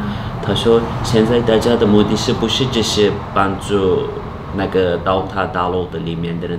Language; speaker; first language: Chinese; non-native, fluent; Turkish